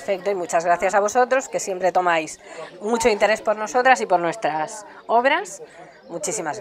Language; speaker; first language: Spanish; native; Spanish